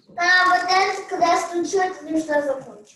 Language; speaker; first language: Russian; early bilingual, heritage; Russian